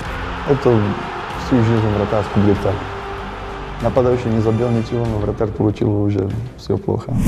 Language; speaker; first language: Russian; non-native, learner; Slovak